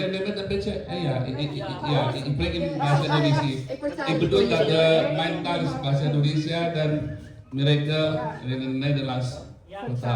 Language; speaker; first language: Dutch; non-native, learner; Indonesian